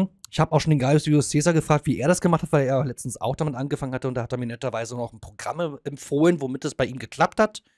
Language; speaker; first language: German; native; German